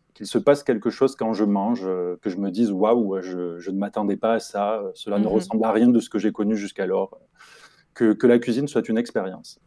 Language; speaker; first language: French; native; French